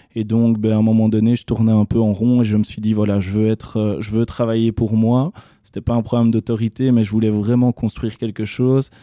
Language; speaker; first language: French; native; French